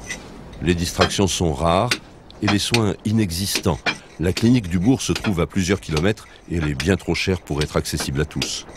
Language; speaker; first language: French; native; French